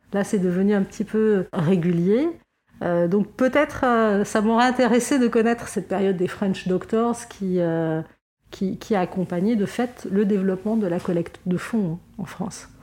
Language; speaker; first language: French; non-native, local second language; Arabic